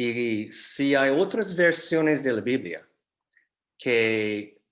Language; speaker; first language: Spanish; non-native, fluent; English